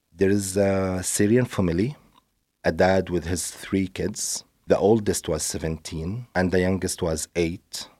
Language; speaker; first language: English; non-native, fluent; Arabic